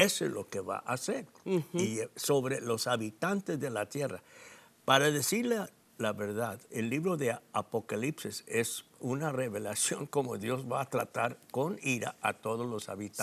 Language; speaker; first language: Spanish; non-native, fluent; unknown